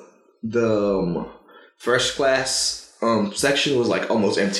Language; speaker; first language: English; non-native, fluent; Spanish